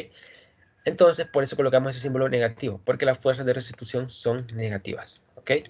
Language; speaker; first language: Spanish; native; Spanish